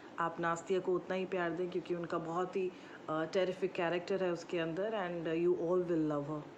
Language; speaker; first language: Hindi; native; Hindi